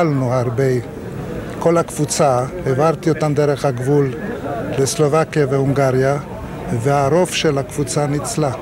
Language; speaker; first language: Hebrew; non-native, fluent; Polish